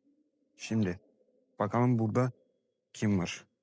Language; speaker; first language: Turkish; native; Turkish